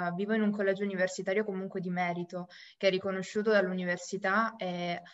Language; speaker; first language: Italian; native; Italian